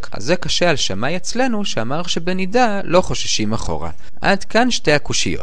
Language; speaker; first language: Hebrew; native; Hebrew